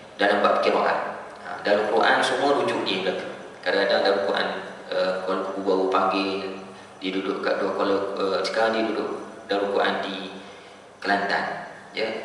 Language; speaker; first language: Malay; native; Malay